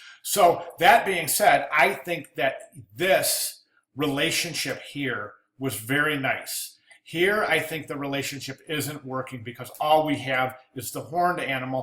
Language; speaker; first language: English; native; English